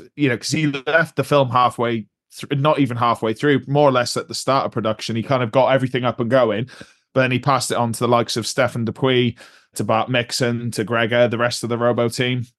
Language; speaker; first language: English; native; English